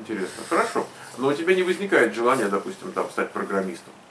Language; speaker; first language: Russian; native; Russian